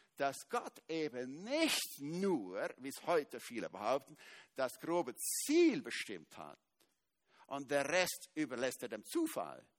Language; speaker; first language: German; native; German